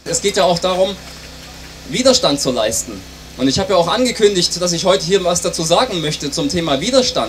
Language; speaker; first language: German; native; German